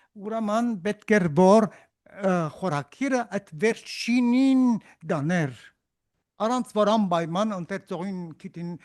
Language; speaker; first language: Armenian; native; Armenian